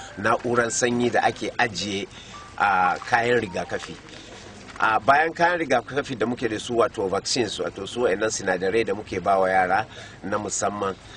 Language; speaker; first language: Hausa; native; Hausa